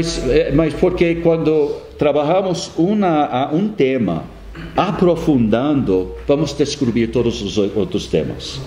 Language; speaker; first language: Spanish; non-native, fluent; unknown